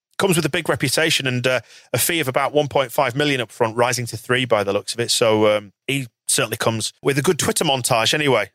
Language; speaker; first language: English; native; English